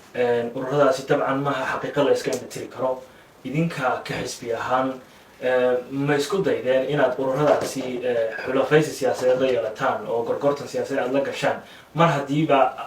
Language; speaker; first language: Somali; native; Somali